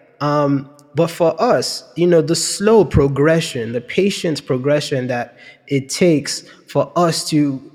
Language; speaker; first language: English; non-native, local second language; Yoruba